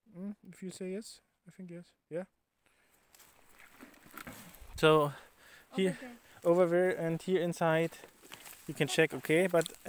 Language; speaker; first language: English; non-native, learner; German